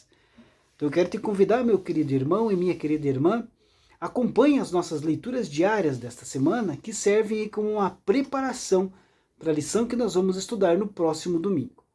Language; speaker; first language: Portuguese; native; Portuguese